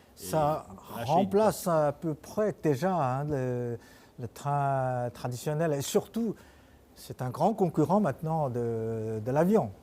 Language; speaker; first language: French; non-native, fluent; Chinese